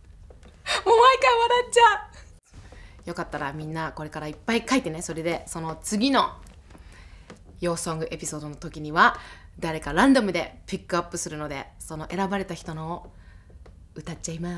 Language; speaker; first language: Japanese; native; Japanese